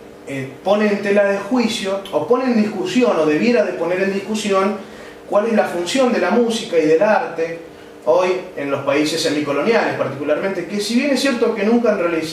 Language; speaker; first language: Spanish; native; Spanish